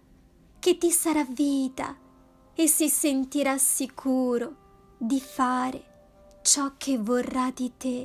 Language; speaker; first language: Italian; native; Italian